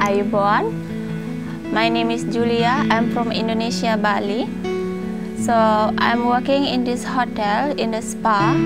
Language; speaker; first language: English; non-native, learner; Indonesian